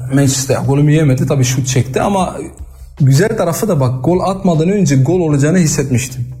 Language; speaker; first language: Turkish; early bilingual, heritage; Turkish